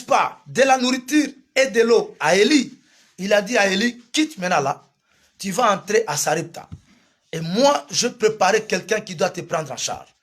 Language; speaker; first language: French; non-native, local second language; Lingala